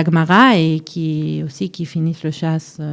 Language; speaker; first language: French; early bilingual, heritage; French